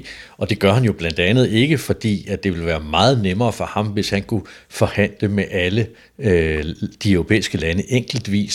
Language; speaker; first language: Danish; native; Danish